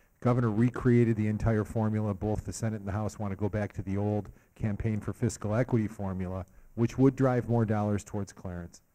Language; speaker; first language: English; native; English